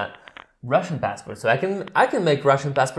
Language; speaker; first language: English; non-native, fluent; Russian